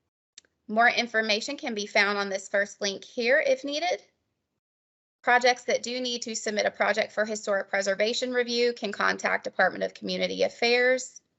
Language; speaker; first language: English; native; English